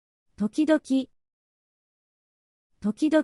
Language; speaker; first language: Japanese; native; Japanese